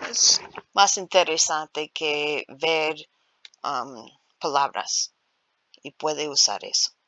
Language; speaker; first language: Spanish; non-native, learner; English